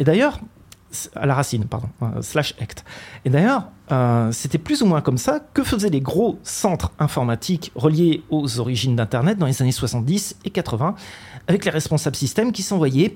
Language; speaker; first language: French; native; French